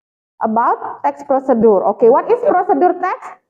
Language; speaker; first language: English; non-native, fluent; Indonesian